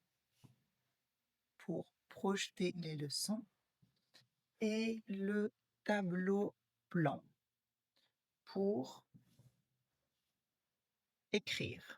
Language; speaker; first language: French; native; French